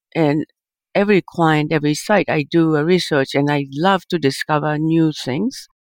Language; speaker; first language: English; early bilingual, other home language; Japanese